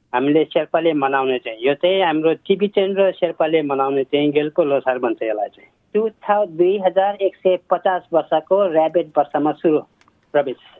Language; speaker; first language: Nepali; non-native, local second language; Sherpa